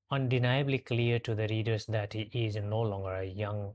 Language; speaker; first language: English; non-native, local second language; Nepali